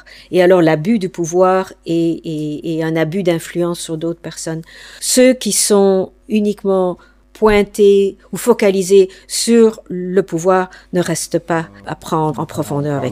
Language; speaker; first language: French; non-native, fluent; English